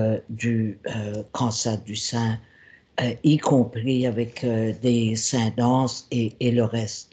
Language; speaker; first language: French; native; French